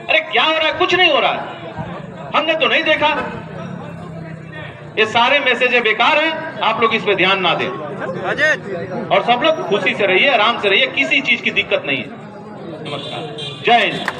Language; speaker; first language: Hindi; native; Hindi